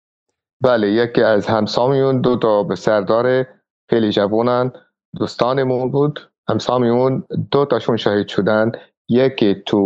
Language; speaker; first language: Persian; non-native, fluent; Arabic